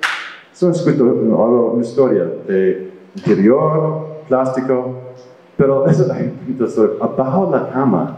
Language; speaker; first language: Spanish; non-native, fluent; English